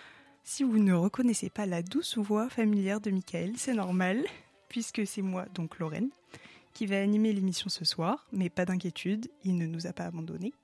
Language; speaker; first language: French; native; French